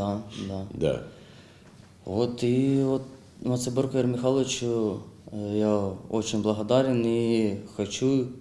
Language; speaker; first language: Russian; non-native, local second language; Ukrainian